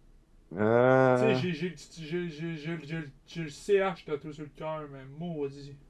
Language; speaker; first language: French; native; French